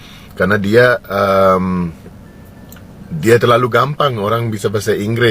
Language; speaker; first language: Indonesian; non-native, fluent; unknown